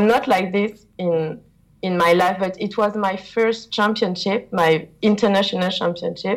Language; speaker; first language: English; non-native, learner; French